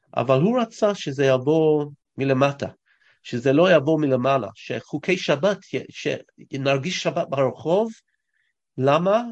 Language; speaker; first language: Hebrew; non-native, fluent; English